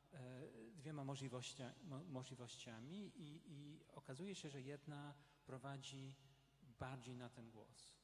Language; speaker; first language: Polish; non-native, fluent; English